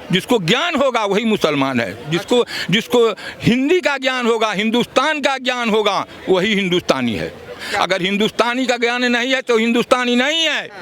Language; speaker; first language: Hindi; native; Hindi